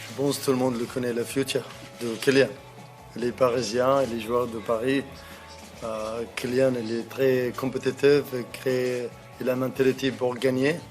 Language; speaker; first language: French; non-native, fluent; Arabic